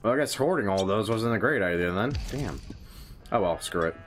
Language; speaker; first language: English; native; English